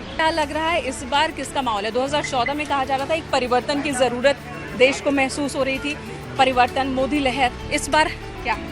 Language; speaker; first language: Hindi; native; Hindi